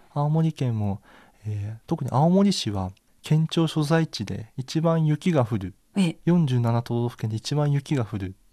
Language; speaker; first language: Japanese; native; Japanese